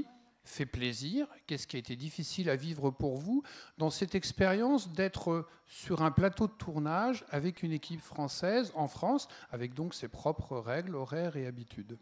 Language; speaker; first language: French; native; French